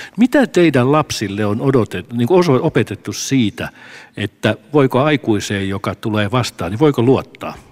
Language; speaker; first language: Finnish; native; Finnish